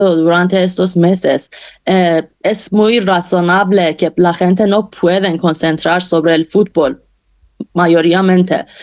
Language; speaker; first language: Spanish; non-native, fluent; Persian